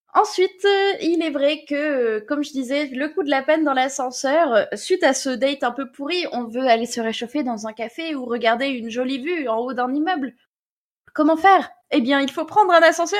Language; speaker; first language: French; native; French